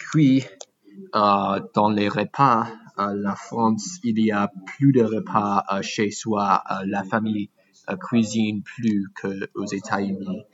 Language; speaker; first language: French; non-native, learner; English